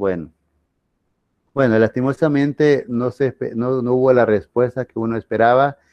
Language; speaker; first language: Spanish; native; Spanish